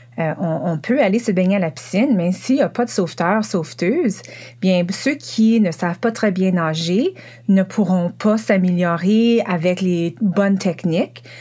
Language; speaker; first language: French; native; French